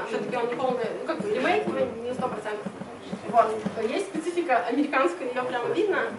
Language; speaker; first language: Russian; native; Russian